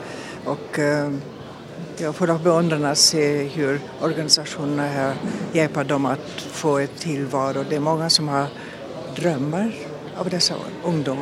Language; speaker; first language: Swedish; non-native, fluent; German